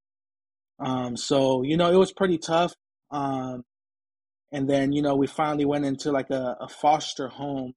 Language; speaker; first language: English; native; English